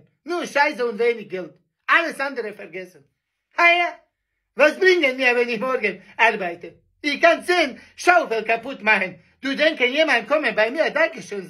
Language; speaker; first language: German; non-native, learner; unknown